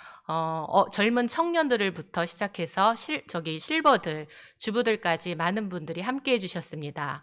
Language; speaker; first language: Korean; native; Korean